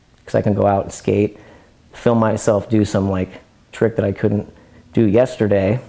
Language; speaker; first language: English; native; English